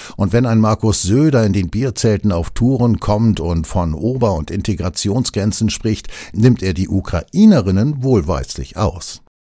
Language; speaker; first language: German; native; German